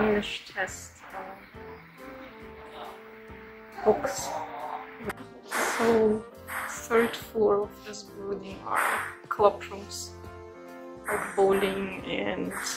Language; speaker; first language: English; non-native, learner; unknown